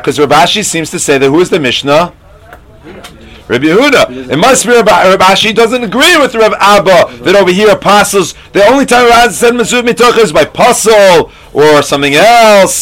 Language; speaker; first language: English; native; English